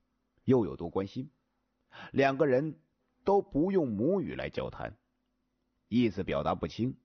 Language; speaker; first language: Chinese; native; Chinese